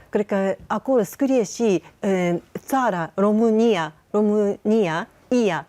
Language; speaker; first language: Romanian; non-native, learner; Japanese